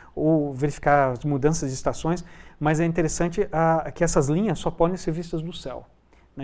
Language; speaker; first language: Portuguese; native; Portuguese